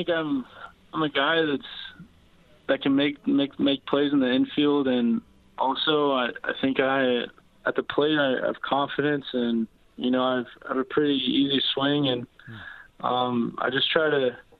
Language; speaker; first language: English; native; English